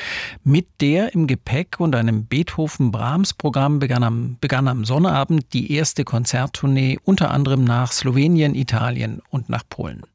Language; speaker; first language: German; native; German